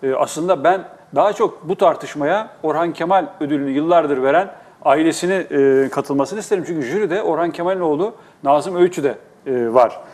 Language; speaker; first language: Turkish; native; Turkish